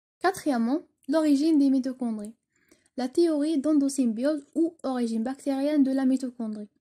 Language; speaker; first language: French; non-native, local second language; Arabic